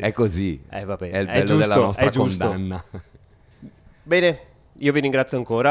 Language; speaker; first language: Italian; native; Italian